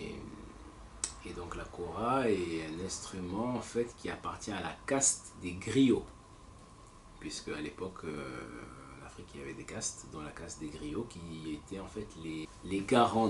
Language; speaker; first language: French; native; French